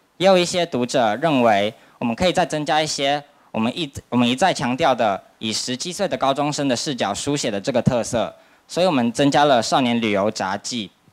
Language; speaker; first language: Chinese; native; Chinese